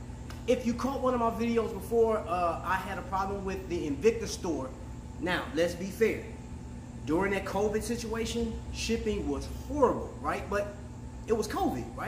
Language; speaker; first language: English; native; English